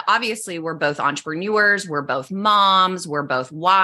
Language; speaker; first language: English; native; English